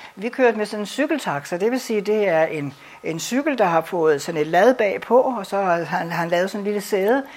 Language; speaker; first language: Danish; native; Danish